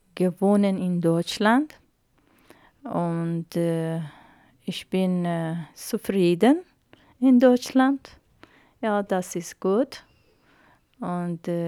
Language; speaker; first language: German; non-native, learner; Arabic